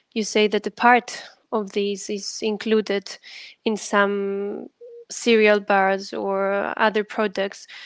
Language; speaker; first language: English; non-native, fluent; Greek